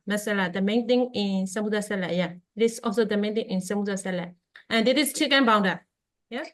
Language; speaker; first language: English; non-native, learner; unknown